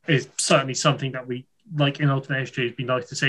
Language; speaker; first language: English; native; English